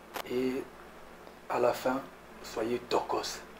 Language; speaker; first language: French; non-native, local second language; Lingala